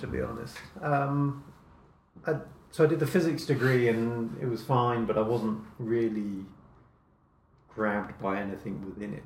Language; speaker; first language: English; native; English